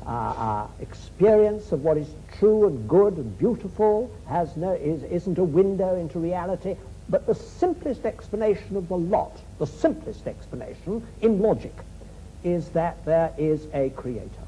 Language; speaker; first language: English; native; English